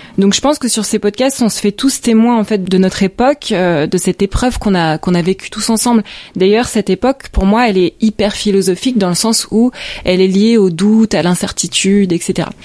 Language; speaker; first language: French; native; French